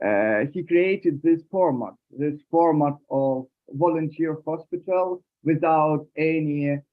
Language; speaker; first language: English; non-native, learner; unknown